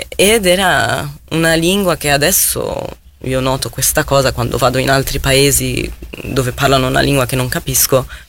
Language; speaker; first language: Italian; non-native, fluent; Arabic